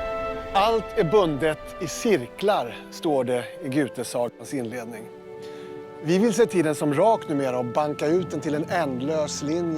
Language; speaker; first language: Swedish; native; Swedish